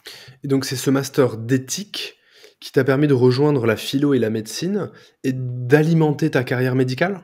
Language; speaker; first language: French; native; French